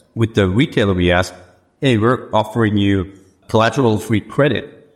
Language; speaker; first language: English; non-native, local second language; Sinhala